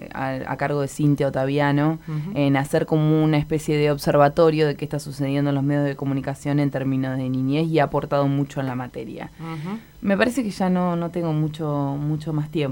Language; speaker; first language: Spanish; native; Spanish